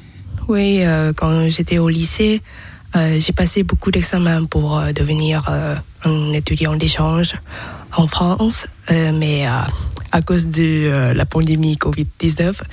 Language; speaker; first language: French; non-native, learner; Thai